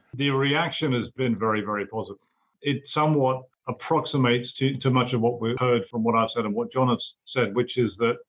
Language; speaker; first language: English; native; English